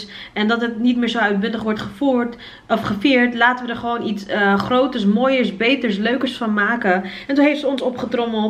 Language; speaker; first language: Dutch; native; Dutch